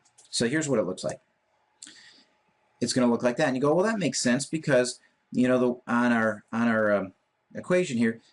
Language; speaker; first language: English; native; English